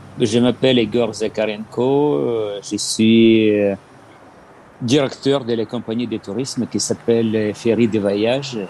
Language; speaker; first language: French; non-native, learner; Ukrainian